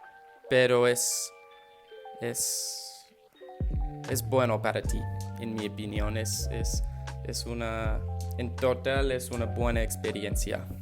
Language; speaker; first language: Spanish; non-native, learner; English